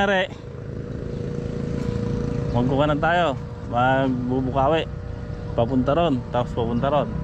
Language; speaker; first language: Filipino; native; Filipino